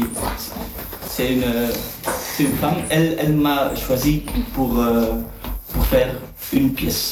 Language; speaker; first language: French; non-native, learner; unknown